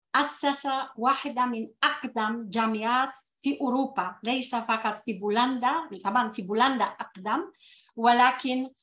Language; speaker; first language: Arabic; non-native, fluent; Polish